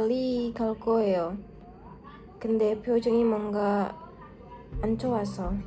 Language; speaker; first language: Korean; non-native, learner; Indonesian